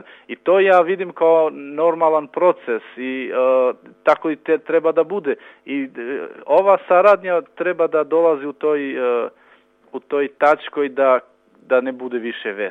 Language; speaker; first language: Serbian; non-native, local second language; Albanian